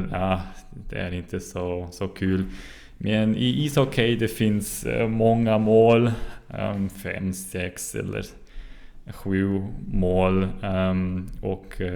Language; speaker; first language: Swedish; non-native, learner; German